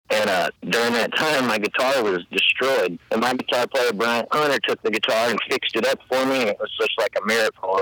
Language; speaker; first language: English; native; English